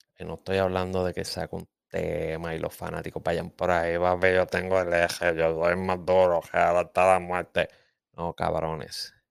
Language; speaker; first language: Spanish; native; Spanish